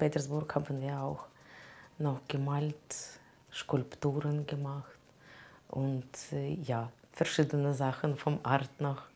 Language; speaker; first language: German; non-native, learner; Russian